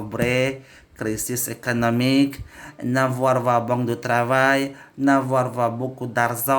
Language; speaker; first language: French; non-native, learner; Indonesian